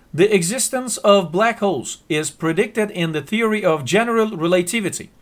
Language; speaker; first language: English; non-native, fluent; Turkish